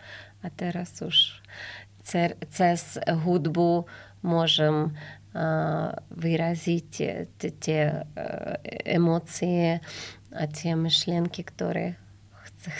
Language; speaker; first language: Slovak; non-native, learner; Ukrainian